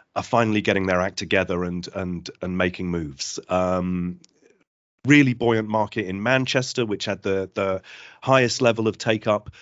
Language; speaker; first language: English; native; English